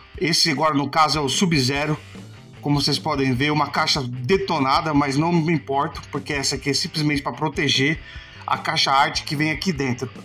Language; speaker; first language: Portuguese; native; Portuguese